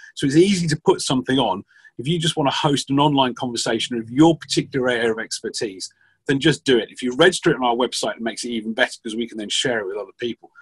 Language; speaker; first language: English; native; English